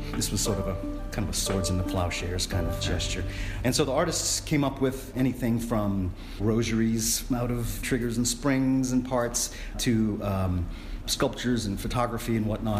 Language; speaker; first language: English; native; English